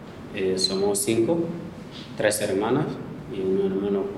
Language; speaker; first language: Spanish; non-native, learner; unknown